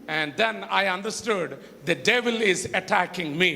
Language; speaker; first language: English; non-native, local second language; Telugu